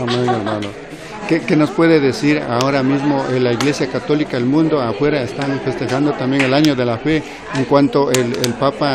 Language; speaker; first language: Spanish; native; Spanish